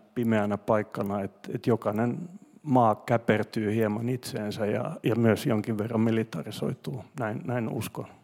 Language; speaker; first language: Finnish; non-native, local second language; Swedish